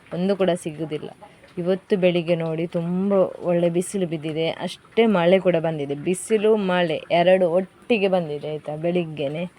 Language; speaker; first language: Kannada; non-native, local second language; Tulu